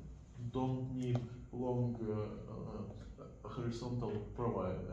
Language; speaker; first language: English; non-native, learner; Russian